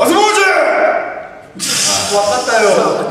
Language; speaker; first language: Japanese; non-native, learner; Korean